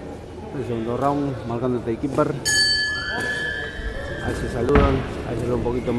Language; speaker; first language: Spanish; native; Spanish